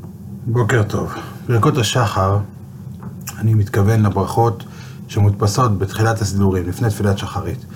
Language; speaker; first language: Hebrew; native; Hebrew